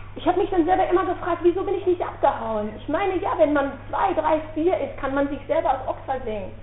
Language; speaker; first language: German; non-native, fluent; Dutch